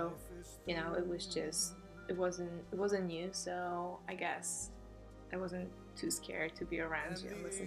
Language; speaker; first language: English; non-native, fluent; Polish